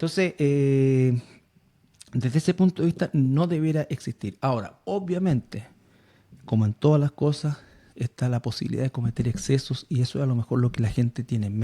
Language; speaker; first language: Spanish; native; Spanish